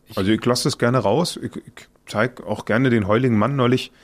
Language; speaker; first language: German; native; German